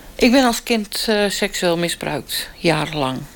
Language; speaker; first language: Dutch; native; Dutch